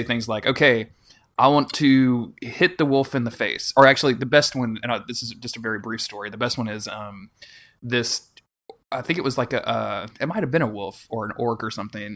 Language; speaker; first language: English; native; English